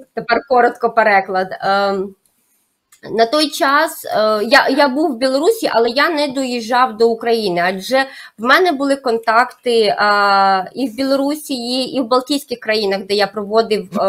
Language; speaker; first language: Ukrainian; native; Ukrainian